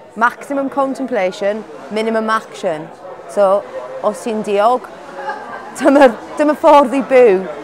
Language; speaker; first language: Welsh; non-native, learner; English